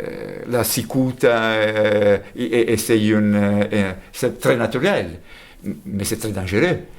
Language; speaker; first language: French; non-native, fluent; Italian